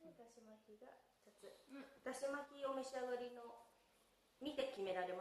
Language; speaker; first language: Japanese; native; Japanese